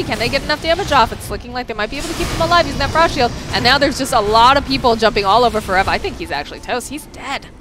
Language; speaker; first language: English; native; English